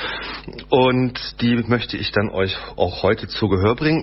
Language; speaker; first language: German; native; German